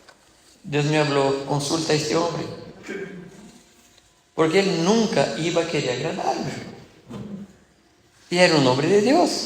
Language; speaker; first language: Spanish; non-native, fluent; Portuguese